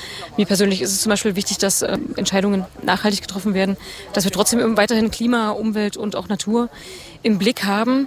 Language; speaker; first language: German; native; German